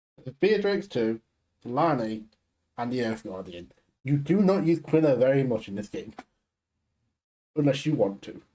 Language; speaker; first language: English; native; English